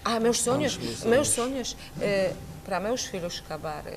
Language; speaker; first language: Portuguese; non-native, learner; Romanian